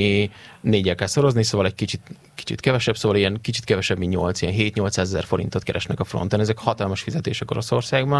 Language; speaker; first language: Hungarian; native; Hungarian